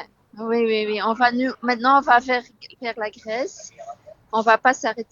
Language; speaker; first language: French; non-native, fluent; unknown